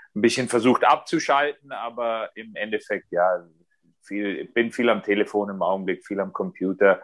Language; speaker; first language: German; native; German